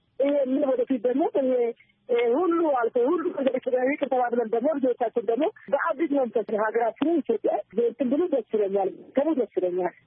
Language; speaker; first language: Amharic; non-native, local second language; Oromo